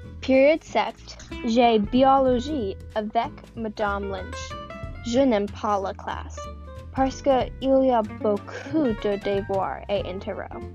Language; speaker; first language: French; non-native, learner; English